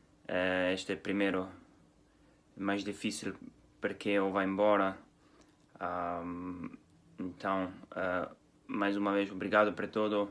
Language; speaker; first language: Portuguese; non-native, learner; Slovenian